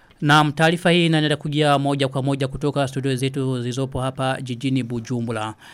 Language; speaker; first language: Swahili; non-native, local second language; Rundi